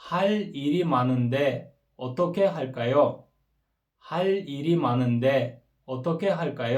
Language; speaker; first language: Korean; non-native, fluent; Kyrgyz